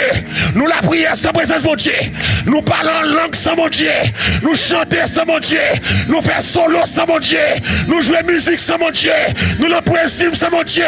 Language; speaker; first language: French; non-native, local second language; Haitian Creole